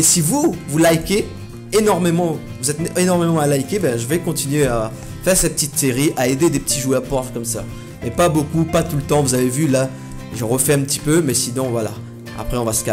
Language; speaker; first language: French; native; French